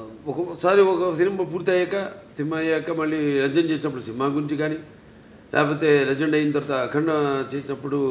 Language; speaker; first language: Telugu; native; Telugu